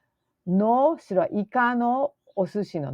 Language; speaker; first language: Japanese; non-native, learner; English